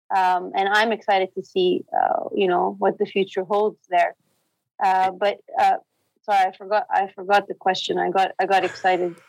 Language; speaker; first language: English; non-native, fluent; Arabic